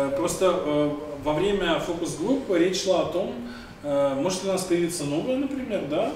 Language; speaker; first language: Russian; native; Russian